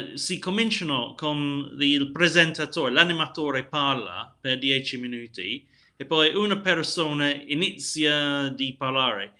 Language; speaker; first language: Italian; non-native, learner; English